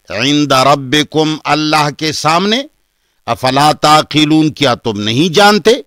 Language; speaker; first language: Urdu; non-native, local second language; Pashto